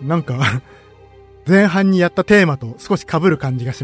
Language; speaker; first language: Japanese; native; Japanese